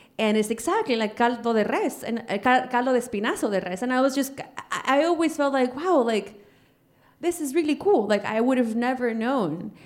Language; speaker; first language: English; early bilingual, other home language; Spanish